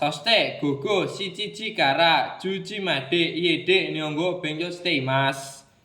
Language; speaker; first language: Japanese; non-native, learner; Indonesian